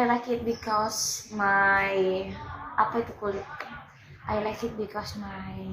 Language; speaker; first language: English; non-native, learner; Indonesian